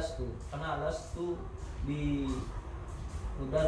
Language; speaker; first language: Arabic; non-native, learner; Indonesian